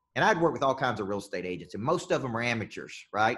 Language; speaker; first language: English; native; English